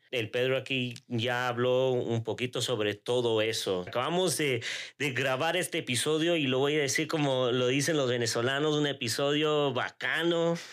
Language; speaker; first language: Spanish; native; Spanish